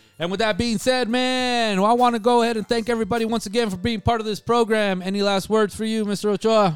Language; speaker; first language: English; native; English